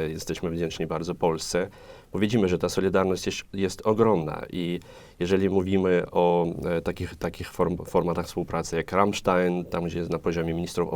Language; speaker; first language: Polish; non-native, fluent; Ukrainian